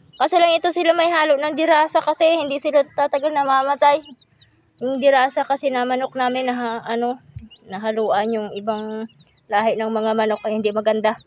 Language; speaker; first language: Filipino; non-native, local second language; Hiligaynon